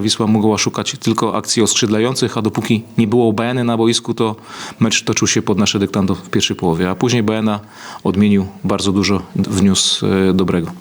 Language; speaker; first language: Polish; native; Polish